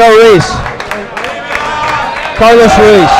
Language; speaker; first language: Spanish; non-native, learner; English